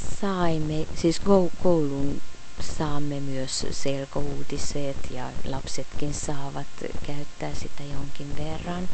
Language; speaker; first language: Finnish; non-native, fluent; Hungarian